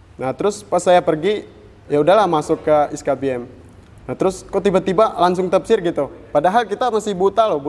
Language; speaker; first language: Indonesian; non-native, fluent; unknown